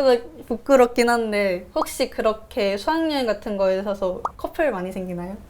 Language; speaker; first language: Korean; native; Korean